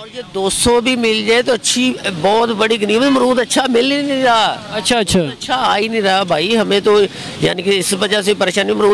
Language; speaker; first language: Urdu; non-native, local second language; Punjabi